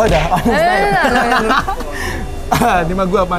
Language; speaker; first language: Russian; non-native, fluent; Indonesian